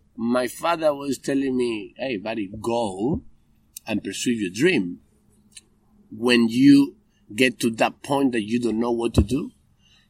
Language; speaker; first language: English; non-native, fluent; Spanish